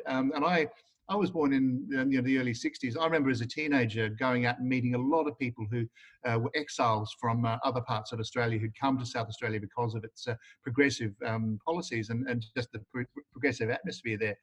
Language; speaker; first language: English; native; English